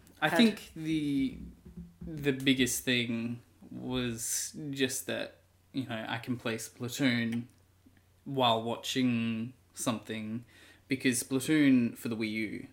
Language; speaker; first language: English; native; English